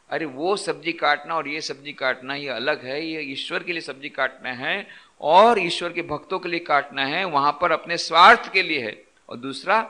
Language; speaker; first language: Hindi; non-native, local second language; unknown